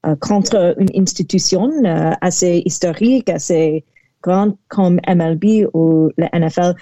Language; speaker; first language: French; non-native, learner; English